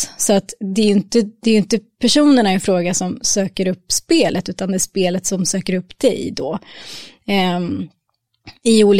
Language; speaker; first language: Swedish; native; Swedish